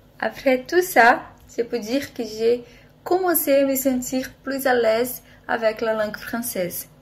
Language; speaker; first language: French; non-native, fluent; Portuguese